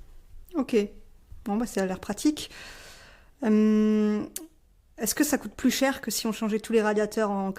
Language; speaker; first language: French; native; French